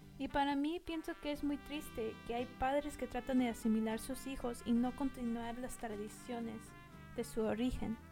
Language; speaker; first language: Spanish; early bilingual, heritage; Spanish